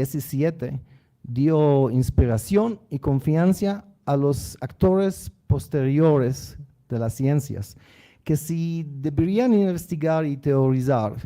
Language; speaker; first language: Spanish; non-native, learner; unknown